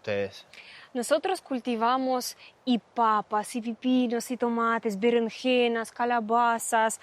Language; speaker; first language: Spanish; non-native, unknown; Russian